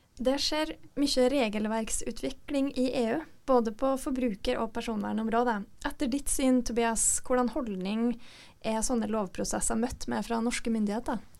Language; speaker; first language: Norwegian; native; Norwegian